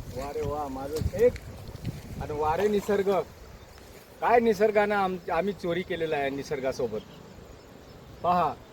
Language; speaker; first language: Marathi; non-native, local second language; Lambadi